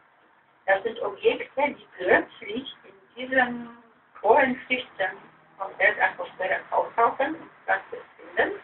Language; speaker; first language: German; non-native, fluent; Polish